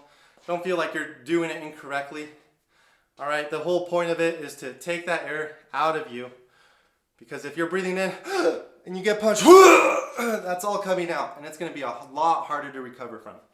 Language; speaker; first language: English; native; English